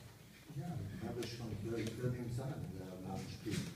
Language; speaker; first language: German; non-native, fluent; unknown